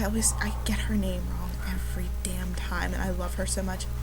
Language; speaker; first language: English; native; English